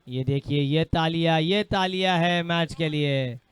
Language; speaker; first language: Hindi; non-native, local second language; Marathi